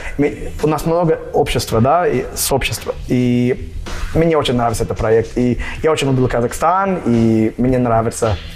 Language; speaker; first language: Russian; non-native, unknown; English